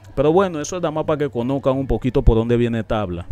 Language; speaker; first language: Spanish; non-native, local second language; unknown